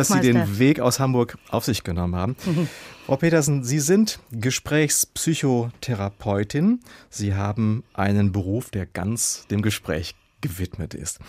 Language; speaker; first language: German; native; German